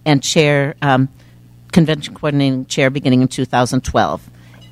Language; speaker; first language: English; native; English